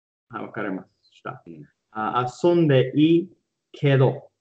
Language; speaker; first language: Japanese; non-native, learner; English